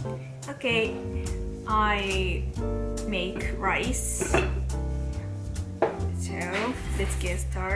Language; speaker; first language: English; non-native, learner; Japanese